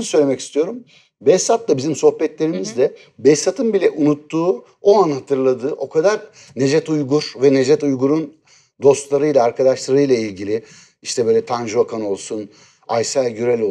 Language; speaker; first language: Turkish; native; Turkish